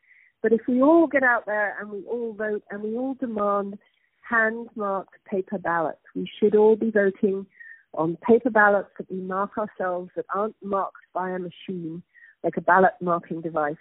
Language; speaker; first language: English; native; English